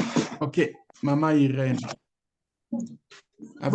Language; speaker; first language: French; non-native, local second language; Swahili